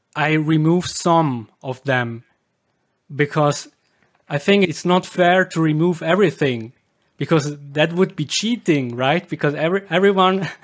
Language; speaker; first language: English; non-native, fluent; German